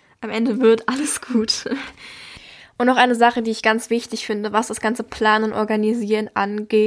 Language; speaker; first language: German; native; German